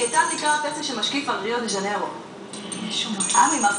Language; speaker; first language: Hebrew; native; Hebrew